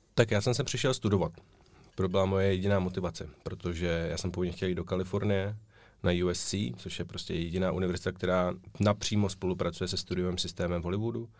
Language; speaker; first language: Czech; native; Czech